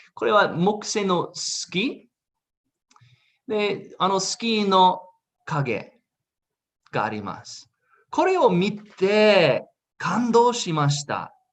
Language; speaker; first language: Japanese; non-native, learner; English